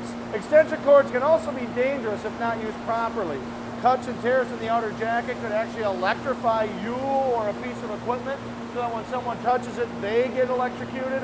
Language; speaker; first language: English; native; English